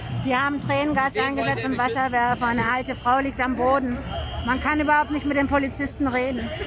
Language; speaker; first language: German; native; German